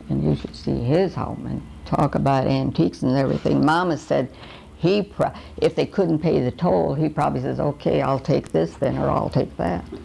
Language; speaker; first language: English; early bilingual, other home language; Swedish